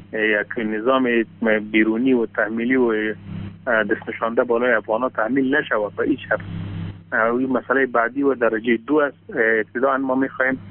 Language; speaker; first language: Persian; non-native, local second language; Pashto